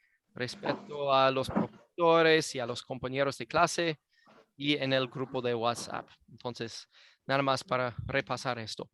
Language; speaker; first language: Spanish; non-native, fluent; English